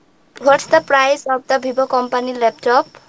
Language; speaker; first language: English; non-native, learner; Bangla